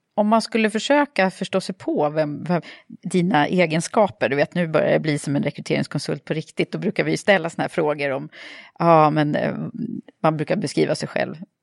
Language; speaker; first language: Swedish; native; Swedish